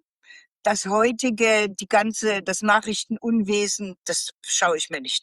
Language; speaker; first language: German; native; German